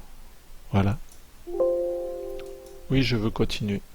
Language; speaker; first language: French; native; French